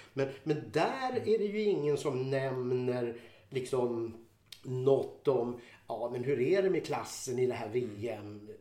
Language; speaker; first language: Swedish; native; Swedish